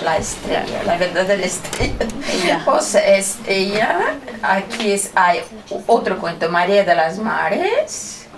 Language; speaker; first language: Spanish; non-native, fluent; Russian